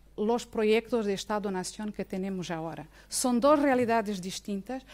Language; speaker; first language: Spanish; non-native, fluent; Portuguese